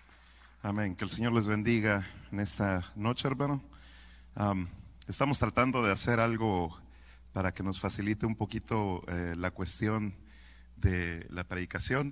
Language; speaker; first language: Spanish; native; Spanish